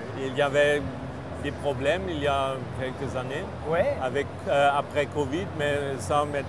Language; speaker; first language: French; non-native, fluent; German